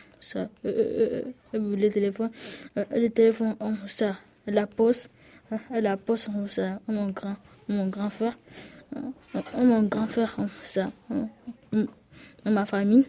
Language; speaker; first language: French; non-native, learner; Soninke